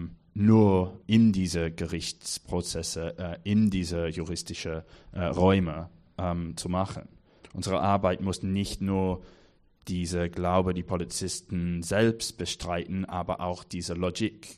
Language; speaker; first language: German; non-native, learner; English